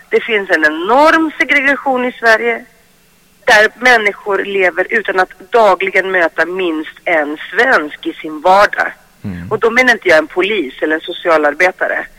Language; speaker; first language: Swedish; early bilingual, other home language; Greek